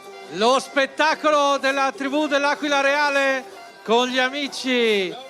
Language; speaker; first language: Italian; native; Italian